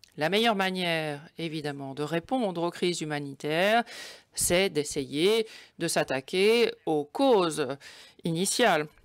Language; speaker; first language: French; non-native, fluent; German